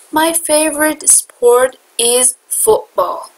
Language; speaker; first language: English; non-native, fluent; Persian